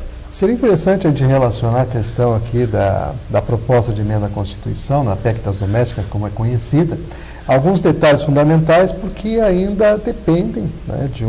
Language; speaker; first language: Portuguese; native; Portuguese